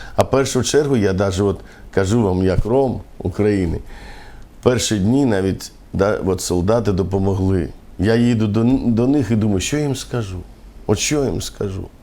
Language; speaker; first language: Ukrainian; non-native, local second language; Romany